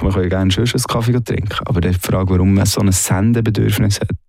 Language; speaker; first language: German; native; German